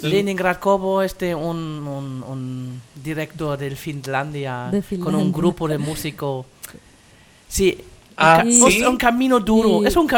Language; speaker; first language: Spanish; non-native, fluent; German